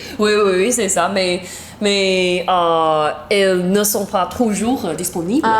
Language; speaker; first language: French; non-native, learner; Chinese